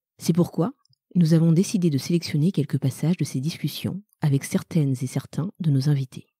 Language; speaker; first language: French; early bilingual, other home language; Malagasy